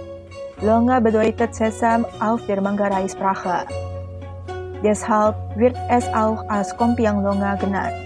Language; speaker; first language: German; non-native, fluent; Indonesian